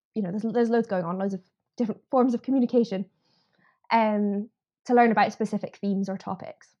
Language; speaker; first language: English; native; English